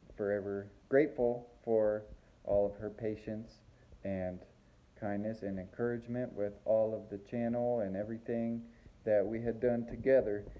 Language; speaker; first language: English; native; English